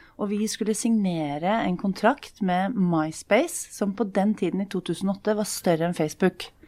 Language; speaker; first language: Norwegian; native; Norwegian